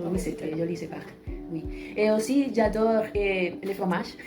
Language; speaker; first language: French; non-native, learner; Spanish